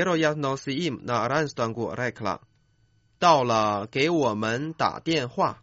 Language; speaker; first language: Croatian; non-native, fluent; Chinese